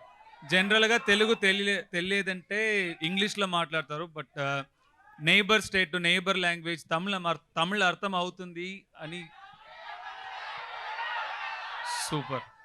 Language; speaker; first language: Telugu; non-native, learner; Tamil